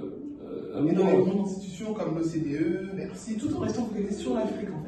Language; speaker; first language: French; native; French